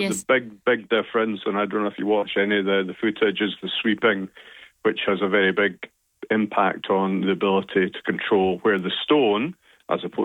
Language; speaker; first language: English; native; English